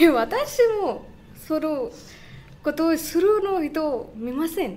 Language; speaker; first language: Japanese; non-native, learner; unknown